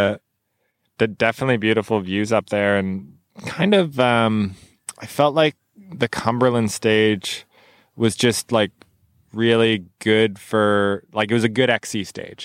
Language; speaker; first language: English; native; English